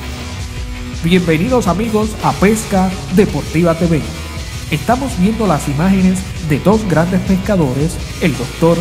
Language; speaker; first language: Spanish; native; Spanish